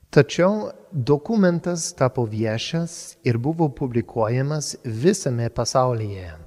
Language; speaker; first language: Lithuanian; non-native, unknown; English